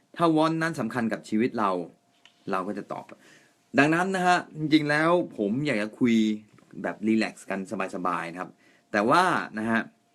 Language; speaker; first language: Thai; non-native, fluent; Japanese